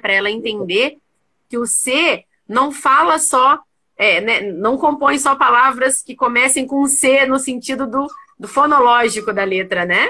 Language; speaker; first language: Portuguese; native; Portuguese